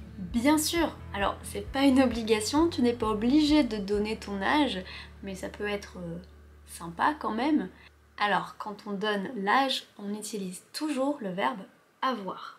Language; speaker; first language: French; native; French